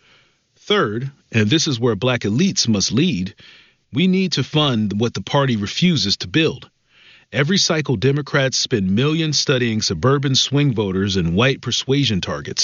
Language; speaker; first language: English; native; English